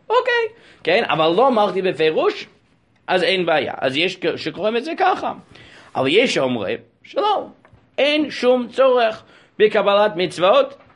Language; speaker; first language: Hebrew; non-native, fluent; English